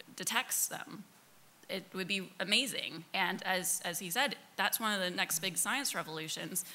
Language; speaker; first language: English; native; English